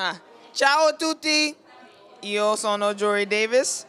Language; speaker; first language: Italian; non-native, learner; English